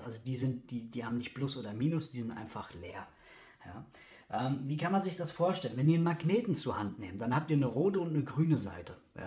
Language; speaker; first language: German; native; German